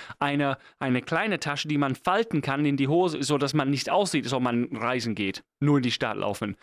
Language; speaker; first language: German; non-native, fluent; English